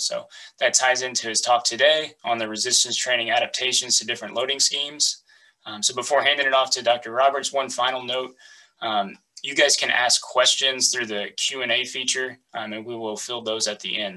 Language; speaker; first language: English; native; English